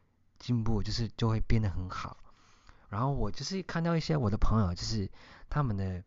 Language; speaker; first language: Chinese; early bilingual, heritage; Chinese